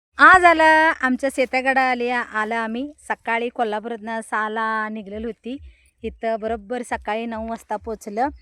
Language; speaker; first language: Marathi; non-native, local second language; Kannada